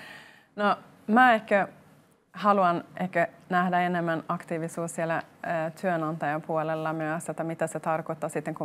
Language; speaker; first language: Finnish; non-native, local second language; Swedish